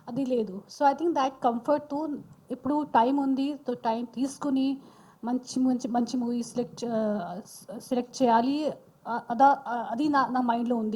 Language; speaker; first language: Telugu; non-native, local second language; Hindi